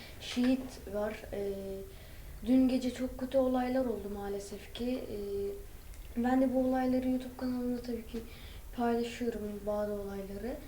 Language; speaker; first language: Turkish; early bilingual, other home language; Arabic